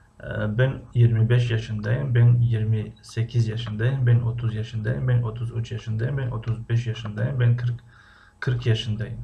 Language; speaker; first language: Turkish; non-native, fluent; Tajik